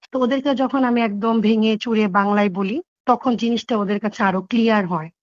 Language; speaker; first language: Bangla; native; Bangla